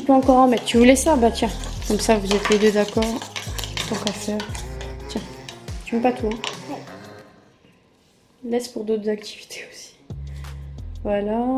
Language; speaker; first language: French; native; French